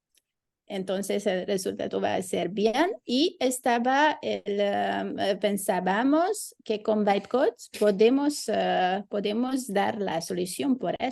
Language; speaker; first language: Spanish; non-native, fluent; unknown